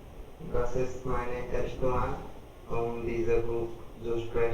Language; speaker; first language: German; non-native, learner; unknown